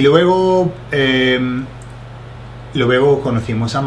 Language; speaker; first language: Spanish; non-native, fluent; English